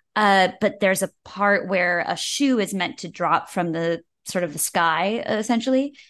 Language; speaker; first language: English; native; English